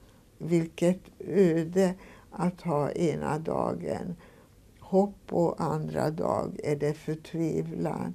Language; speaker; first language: Swedish; non-native, fluent; Hungarian